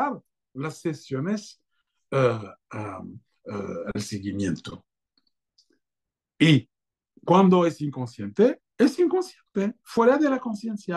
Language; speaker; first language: Spanish; non-native, fluent; French